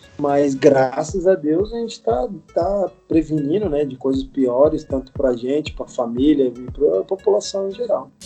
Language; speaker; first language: Portuguese; native; Portuguese